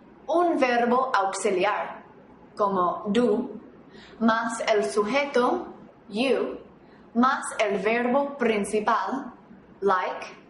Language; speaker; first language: Spanish; non-native, fluent; English